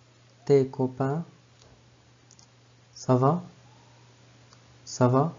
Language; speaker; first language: French; non-native, fluent; Arabic